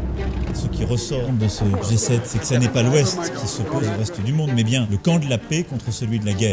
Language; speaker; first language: French; native; French